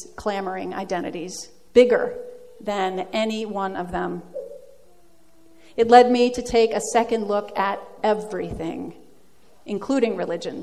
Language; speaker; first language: English; early bilingual, other home language; Dutch